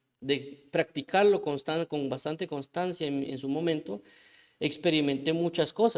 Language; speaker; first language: Spanish; native; Spanish